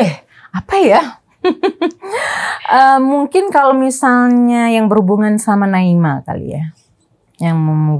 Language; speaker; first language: Indonesian; native; Indonesian